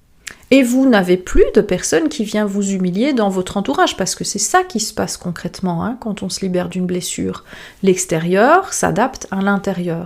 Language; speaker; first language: French; native; French